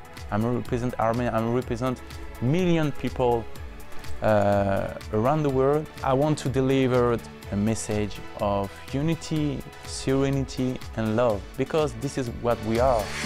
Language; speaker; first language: English; non-native, fluent; French